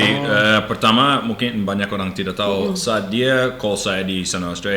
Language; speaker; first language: Indonesian; non-native, learner; English